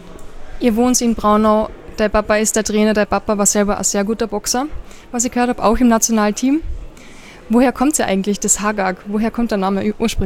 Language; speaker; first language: German; native; German